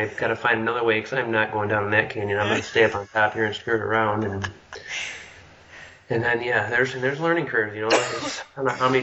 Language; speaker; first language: English; native; English